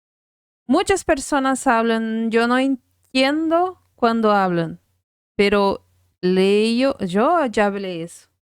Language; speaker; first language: Spanish; non-native, fluent; Portuguese